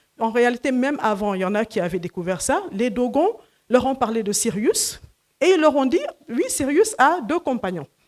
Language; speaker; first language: French; non-native, local second language; Fula